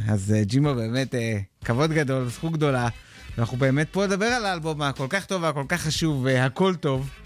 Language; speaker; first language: Hebrew; native; Hebrew